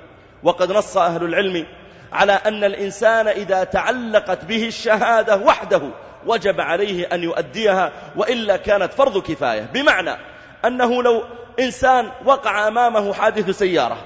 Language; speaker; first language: Arabic; native; Arabic